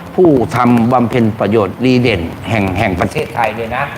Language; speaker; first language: Thai; native; Thai